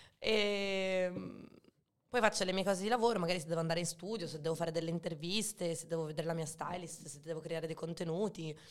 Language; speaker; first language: Italian; early bilingual, other home language; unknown